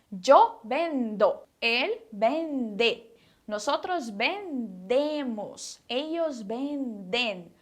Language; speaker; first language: Spanish; non-native, fluent; Portuguese